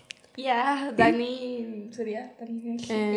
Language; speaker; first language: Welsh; non-native, learner; Spanish